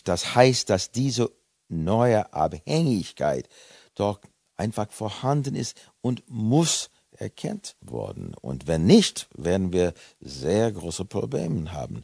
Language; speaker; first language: German; non-native, fluent; English